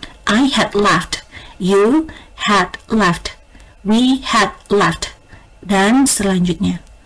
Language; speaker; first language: English; non-native, fluent; Indonesian